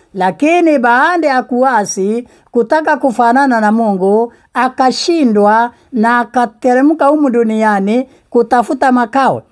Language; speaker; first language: Swahili; non-native, local second language; Meru